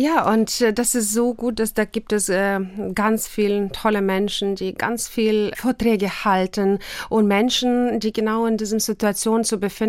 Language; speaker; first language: German; non-native, fluent; Ukrainian